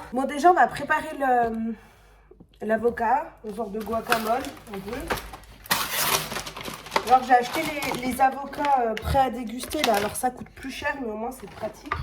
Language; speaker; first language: French; native; French